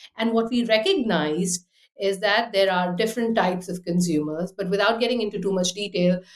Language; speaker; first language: English; non-native, fluent; Hindi